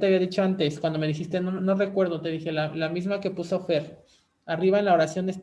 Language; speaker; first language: Spanish; native; Spanish